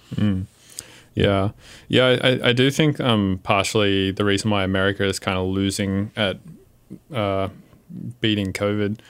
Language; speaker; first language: English; native; English